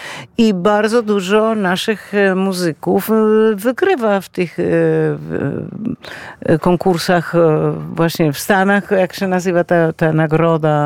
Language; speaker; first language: Polish; non-native, fluent; Spanish